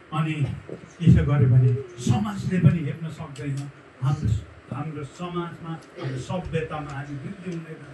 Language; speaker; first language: Nepali; non-native, local second language; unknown